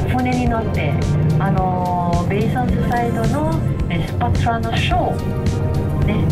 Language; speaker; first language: Japanese; non-native, learner; Chinese